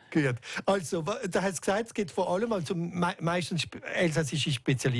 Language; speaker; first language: German; native; German